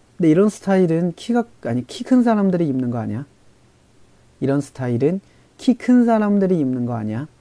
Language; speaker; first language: Korean; non-native, fluent; Chinese